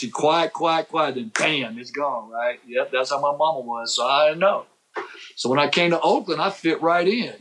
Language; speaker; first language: English; native; English